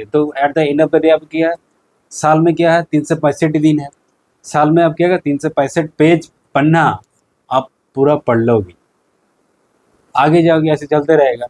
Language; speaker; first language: Hindi; non-native, local second language; Bangla